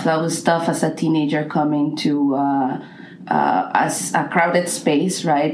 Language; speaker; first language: English; non-native, fluent; Spanish